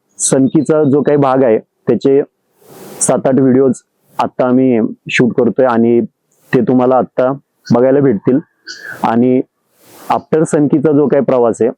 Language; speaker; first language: Marathi; non-native, local second language; Kannada